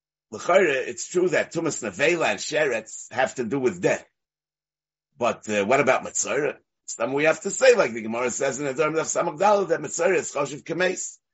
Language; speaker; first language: English; native; English